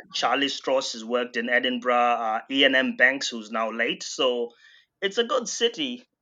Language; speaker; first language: English; non-native, local second language; Shona